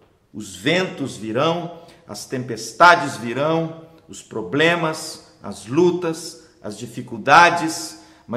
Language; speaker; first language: Portuguese; native; Portuguese